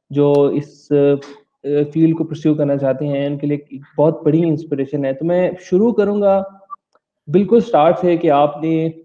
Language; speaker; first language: Urdu; native; Urdu